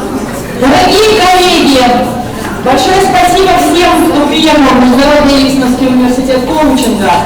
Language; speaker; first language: Russian; native; Russian